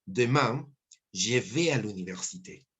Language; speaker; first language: French; non-native, fluent; Spanish